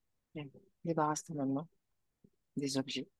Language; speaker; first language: French; native; French